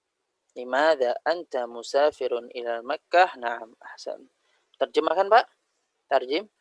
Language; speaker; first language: Indonesian; native; Indonesian